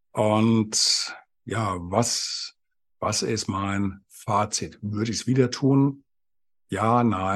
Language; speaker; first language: German; native; German